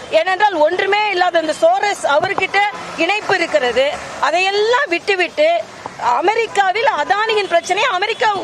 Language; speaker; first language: Tamil; native; Tamil